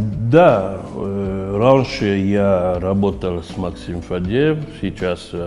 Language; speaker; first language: Russian; non-native, fluent; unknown